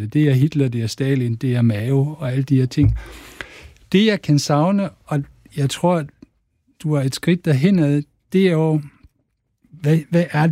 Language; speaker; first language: Danish; non-native, fluent; German